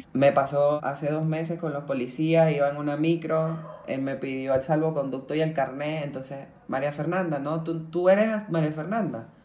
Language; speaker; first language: Spanish; native; Spanish